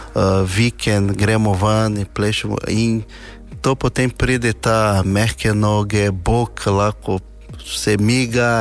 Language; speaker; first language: Slovenian; non-native, fluent; Portuguese